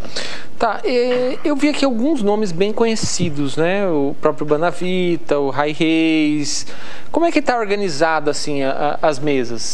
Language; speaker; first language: Portuguese; native; Portuguese